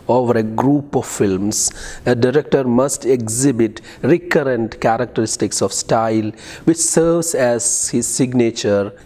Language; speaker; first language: English; non-native, local second language; Malayalam